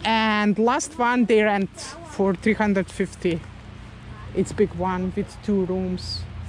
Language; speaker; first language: English; non-native, learner; Serbian